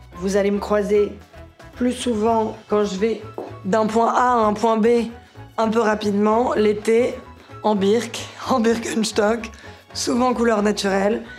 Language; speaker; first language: French; native; French